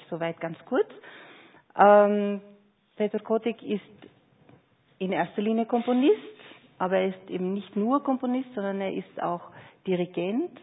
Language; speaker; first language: German; native; German